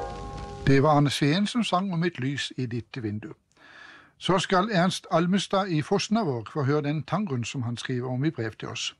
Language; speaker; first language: Norwegian; native; Norwegian